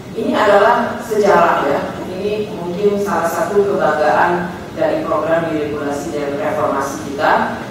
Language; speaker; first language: Indonesian; native; Indonesian